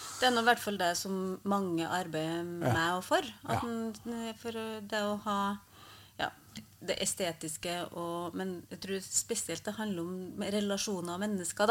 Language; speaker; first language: Norwegian; native; Norwegian